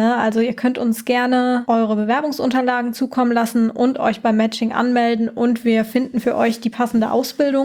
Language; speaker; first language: German; native; German